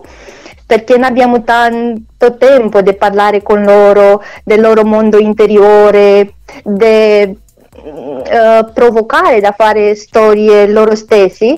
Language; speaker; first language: Italian; non-native, learner; Romanian